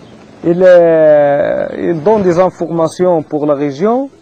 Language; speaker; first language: French; non-native, learner; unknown